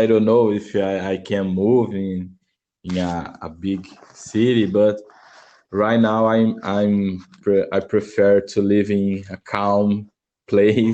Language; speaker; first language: English; non-native, learner; Portuguese